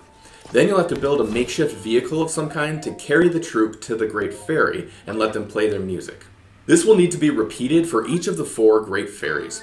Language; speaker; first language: English; native; English